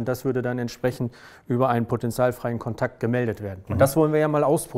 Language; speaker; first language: German; native; German